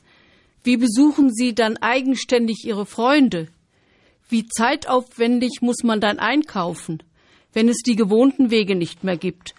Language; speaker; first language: German; native; German